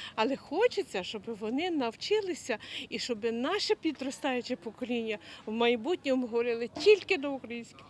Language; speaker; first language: Ukrainian; non-native, local second language; Russian